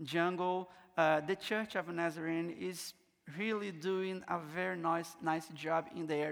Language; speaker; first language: English; non-native, learner; Portuguese